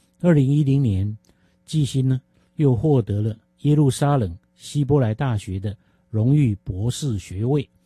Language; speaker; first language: Chinese; native; Chinese